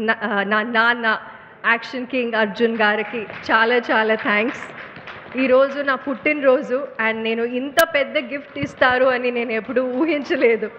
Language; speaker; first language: Telugu; non-native, fluent; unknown